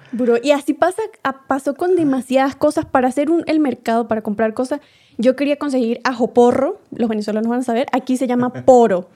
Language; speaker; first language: Spanish; native; Spanish